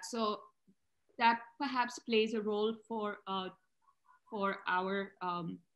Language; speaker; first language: English; non-native, local second language; Urdu